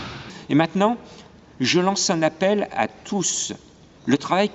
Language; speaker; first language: French; native; French